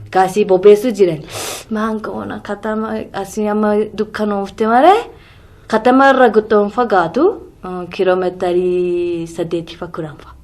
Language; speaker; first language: Oromo; non-native, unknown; Japanese